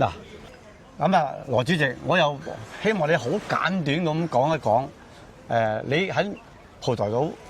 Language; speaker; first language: Cantonese; native; Cantonese